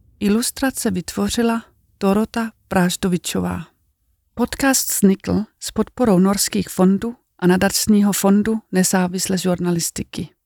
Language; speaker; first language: Czech; non-native, fluent; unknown